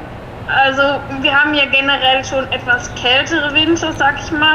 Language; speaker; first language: German; native; German